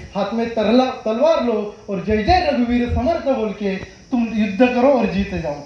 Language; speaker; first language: Hindi; non-native, local second language; Marathi